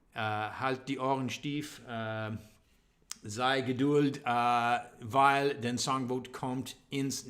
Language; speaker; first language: German; non-native, learner; English